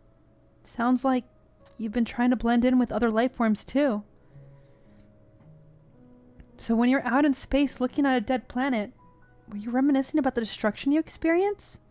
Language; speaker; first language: English; native; English